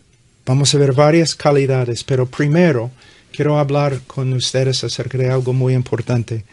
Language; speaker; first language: Spanish; non-native, fluent; English